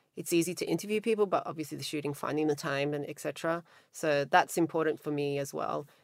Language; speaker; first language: English; native; English